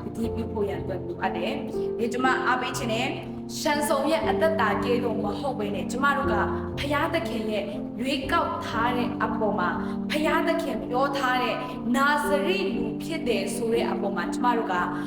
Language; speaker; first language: Burmese; non-native, local second language; Kachin